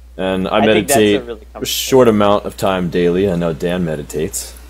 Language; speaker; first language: English; native; English